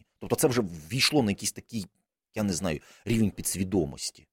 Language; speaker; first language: Ukrainian; native; Ukrainian